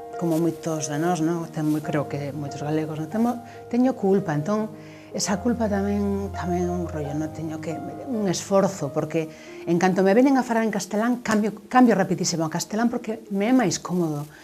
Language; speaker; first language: Galician; non-native, local second language; Spanish